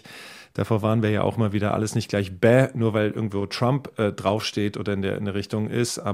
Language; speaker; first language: German; native; German